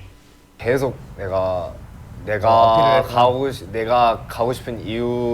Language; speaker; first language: Korean; early bilingual, heritage; English